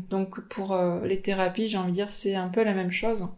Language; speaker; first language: French; native; French